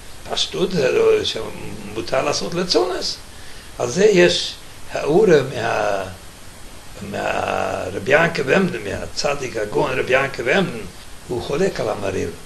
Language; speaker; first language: Hebrew; non-native, fluent; Yiddish